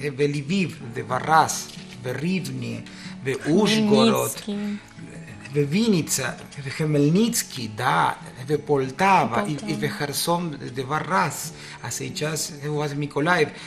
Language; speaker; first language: Russian; non-native, learner; Spanish